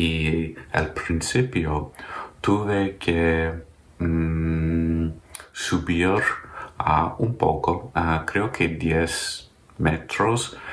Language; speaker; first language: Spanish; non-native, learner; English